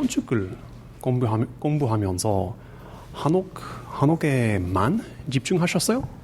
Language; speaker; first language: Korean; non-native, learner; English